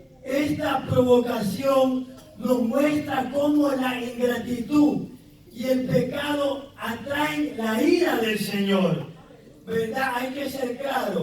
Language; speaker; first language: Spanish; native; Spanish